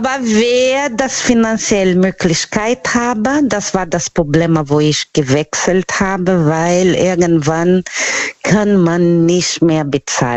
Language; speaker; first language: German; non-native, learner; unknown